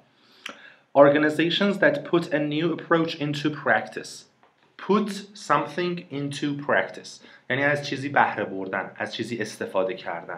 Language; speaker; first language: Persian; native; Persian